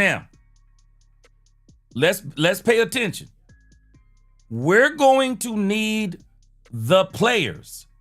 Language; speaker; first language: English; native; English